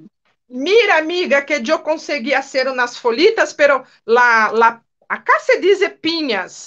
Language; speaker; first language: Spanish; non-native, fluent; Portuguese